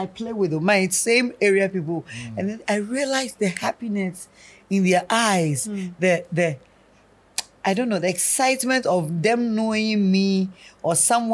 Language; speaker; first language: English; non-native, local second language; Akan